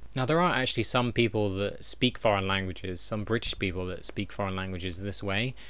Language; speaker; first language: English; native; English